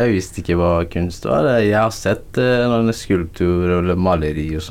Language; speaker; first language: Norwegian; non-native, learner; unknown